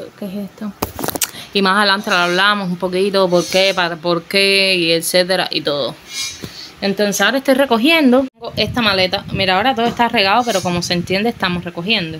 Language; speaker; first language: Spanish; native; Spanish